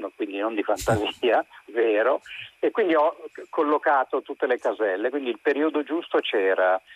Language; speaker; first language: Italian; native; Italian